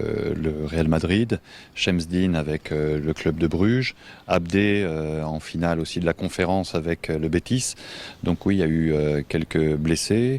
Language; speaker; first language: French; native; French